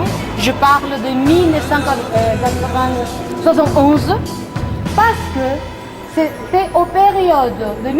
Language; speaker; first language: French; non-native, fluent; Spanish